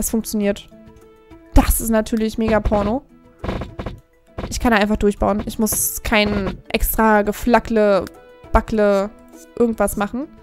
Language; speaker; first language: German; native; German